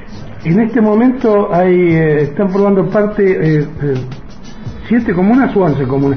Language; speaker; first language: Spanish; native; Spanish